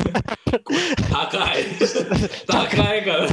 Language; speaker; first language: Japanese; non-native, learner; English